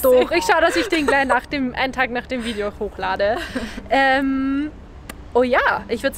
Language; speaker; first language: German; native; German